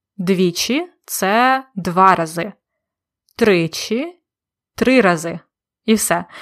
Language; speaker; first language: Ukrainian; native; Ukrainian